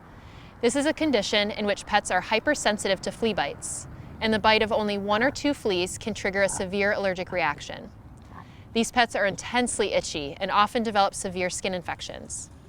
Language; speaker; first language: English; native; English